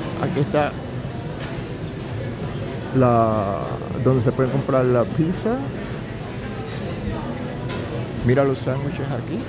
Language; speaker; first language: Spanish; early bilingual, heritage; Spanish